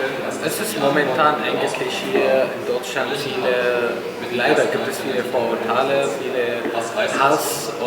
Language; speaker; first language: German; non-native, learner; Arabic